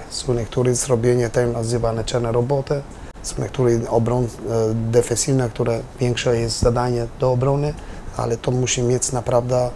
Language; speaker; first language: Polish; non-native, learner; Albanian